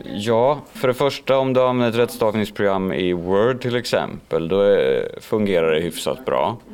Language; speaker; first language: Swedish; native; Swedish